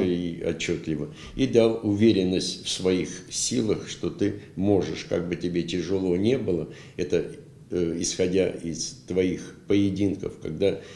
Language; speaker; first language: Russian; native; Russian